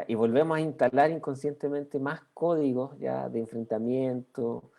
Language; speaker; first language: Spanish; native; Spanish